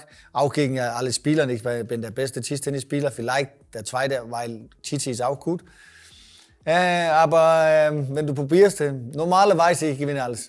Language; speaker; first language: German; non-native, learner; Danish